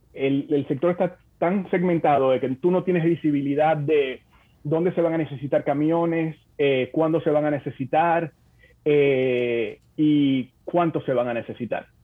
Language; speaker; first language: Spanish; native; Spanish